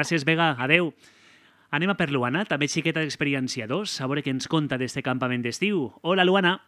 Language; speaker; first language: Catalan; native; Catalan